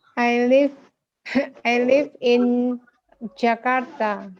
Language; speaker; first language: English; non-native, learner; Indonesian